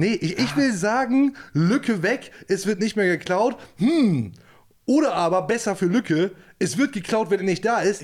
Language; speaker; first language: German; native; German